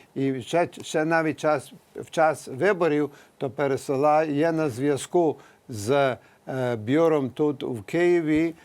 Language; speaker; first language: Ukrainian; early bilingual, heritage; Ukrainian